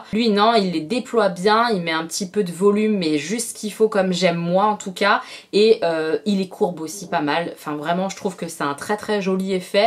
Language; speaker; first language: French; native; French